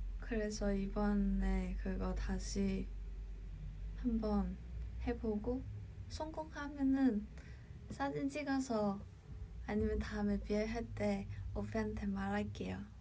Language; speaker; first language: Korean; non-native, fluent; Cantonese